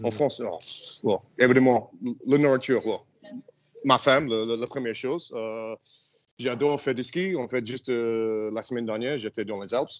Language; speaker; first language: French; non-native, learner; English